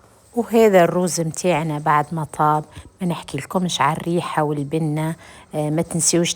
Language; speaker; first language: Arabic; native; Arabic